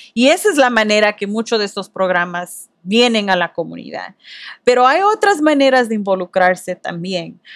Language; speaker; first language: Spanish; early bilingual, heritage; Spanish